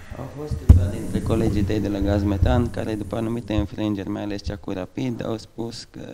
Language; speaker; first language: Romanian; native; Romanian